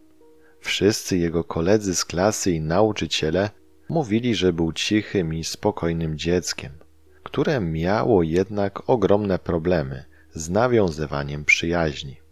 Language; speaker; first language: Polish; native; Polish